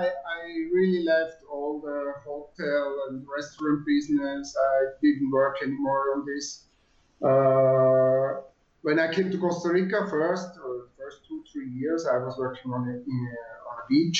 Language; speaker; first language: English; non-native, fluent; Swiss German